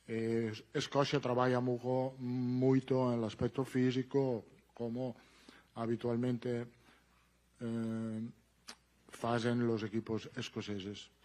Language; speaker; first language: Portuguese; non-native, learner; Italian